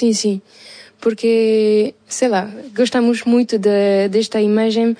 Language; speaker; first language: Portuguese; non-native, learner; French